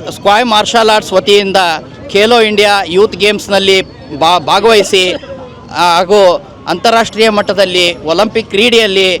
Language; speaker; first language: Kannada; native; Kannada